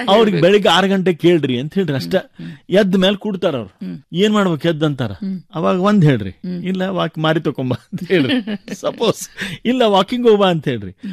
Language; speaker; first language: Kannada; native; Kannada